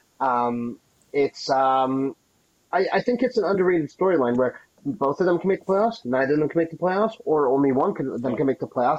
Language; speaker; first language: English; native; English